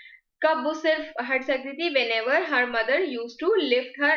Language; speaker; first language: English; non-native, local second language; Hindi